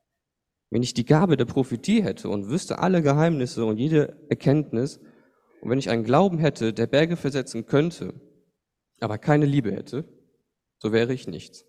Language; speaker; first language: German; native; German